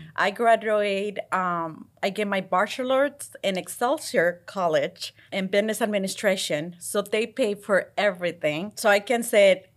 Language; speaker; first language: English; non-native, fluent; Spanish